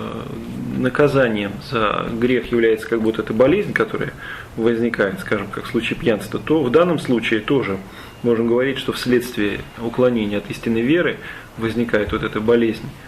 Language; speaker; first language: Russian; native; Russian